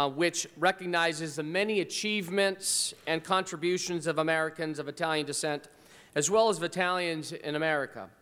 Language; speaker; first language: English; early bilingual, other home language; Italian